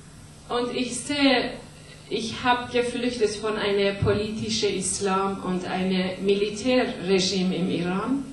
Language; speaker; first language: German; non-native, learner; Persian